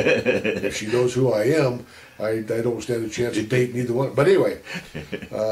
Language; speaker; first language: English; native; English